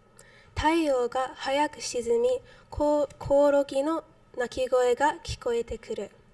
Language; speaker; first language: Japanese; non-native, learner; English